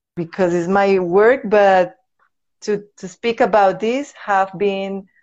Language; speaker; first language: English; non-native, learner; Spanish